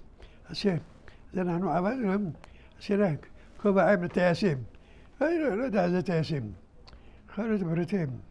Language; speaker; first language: Hebrew; early bilingual, other home language; Arabic